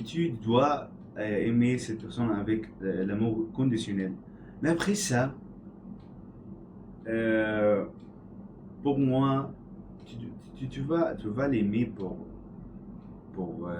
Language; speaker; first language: French; non-native, learner; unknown